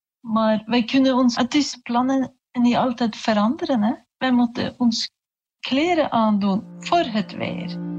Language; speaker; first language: Dutch; non-native, fluent; Norwegian